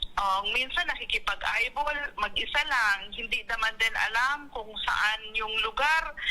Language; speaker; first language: Filipino; native; Filipino